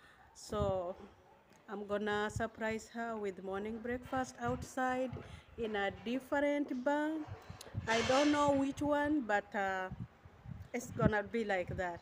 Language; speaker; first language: English; non-native, learner; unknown